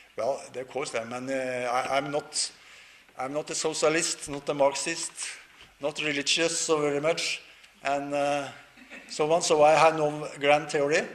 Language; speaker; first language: English; non-native, learner; Norwegian